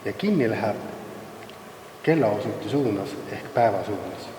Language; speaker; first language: Estonian; native; Estonian